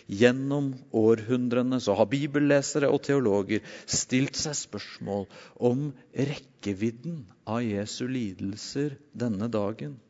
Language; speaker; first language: Norwegian; native; Norwegian